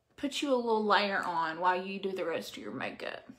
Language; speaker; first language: English; native; English